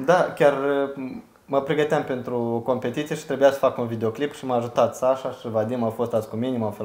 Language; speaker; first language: Romanian; native; Romanian